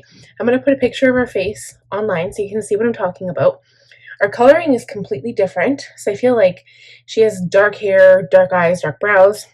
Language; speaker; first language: English; native; English